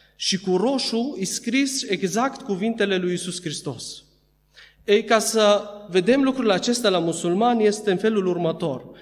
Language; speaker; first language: Romanian; early bilingual, other home language; Arabic